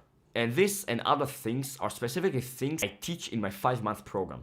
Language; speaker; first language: English; non-native, fluent; Hebrew